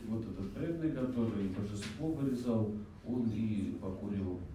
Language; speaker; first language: Russian; native; Russian